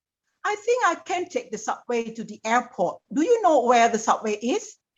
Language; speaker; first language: English; non-native, learner; Indonesian